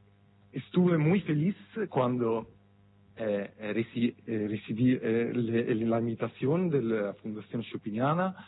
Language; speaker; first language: Spanish; non-native, fluent; Italian